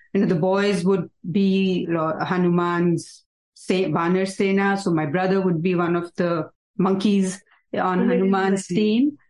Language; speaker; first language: English; non-native, local second language; Hindi